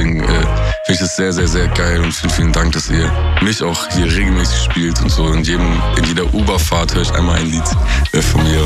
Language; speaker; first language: German; early bilingual, other home language; Spanish